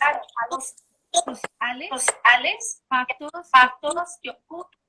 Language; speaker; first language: Spanish; non-native, learner; Portuguese